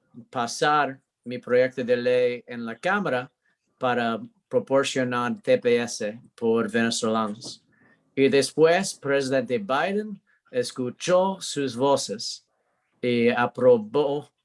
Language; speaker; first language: Spanish; non-native, learner; English